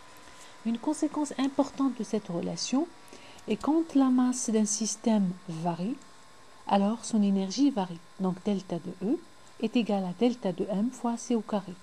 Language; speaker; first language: French; non-native, local second language; Arabic